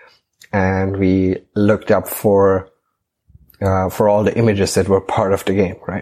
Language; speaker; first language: English; non-native, fluent; German